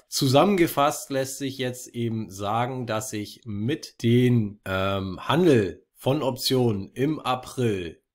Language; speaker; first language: German; native; German